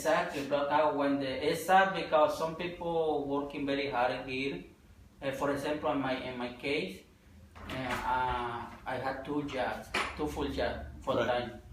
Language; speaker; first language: English; non-native, learner; Spanish